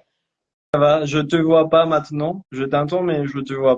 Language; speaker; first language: French; non-native, fluent; Spanish